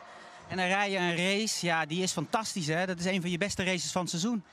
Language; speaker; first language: Dutch; native; Dutch